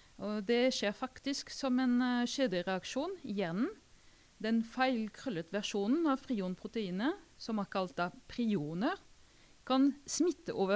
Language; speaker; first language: Norwegian; non-native, fluent; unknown